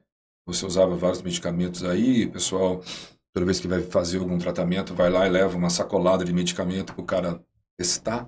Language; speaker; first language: Portuguese; native; Portuguese